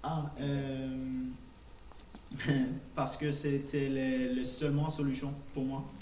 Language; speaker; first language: French; non-native, learner; Norwegian